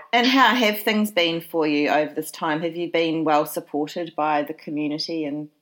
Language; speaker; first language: English; native; English